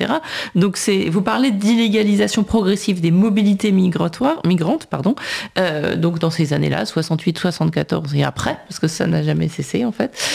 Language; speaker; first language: French; native; French